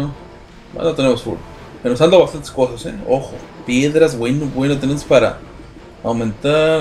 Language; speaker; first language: Spanish; native; Spanish